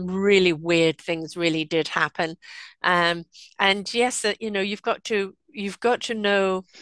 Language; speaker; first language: English; native; English